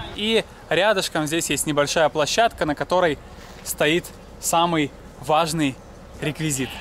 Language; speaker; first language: Russian; native; Russian